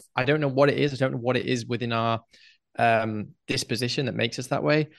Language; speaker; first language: English; native; English